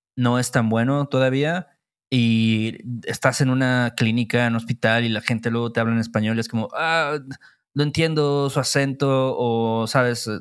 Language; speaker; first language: Spanish; native; Spanish